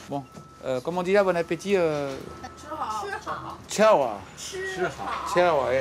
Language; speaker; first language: French; native; French